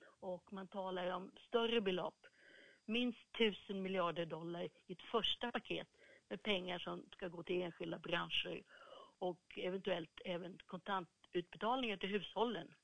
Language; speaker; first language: Swedish; native; Swedish